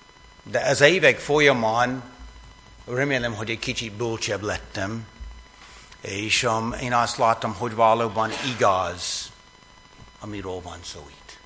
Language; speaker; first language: Hungarian; non-native, fluent; English